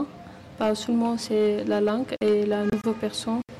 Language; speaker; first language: French; non-native, learner; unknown